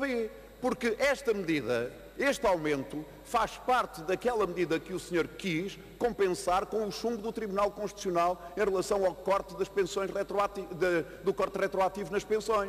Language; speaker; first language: Portuguese; native; Portuguese